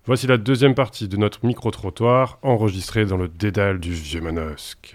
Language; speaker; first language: French; native; French